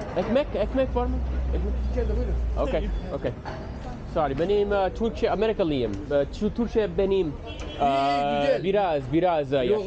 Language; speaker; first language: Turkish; non-native, learner; English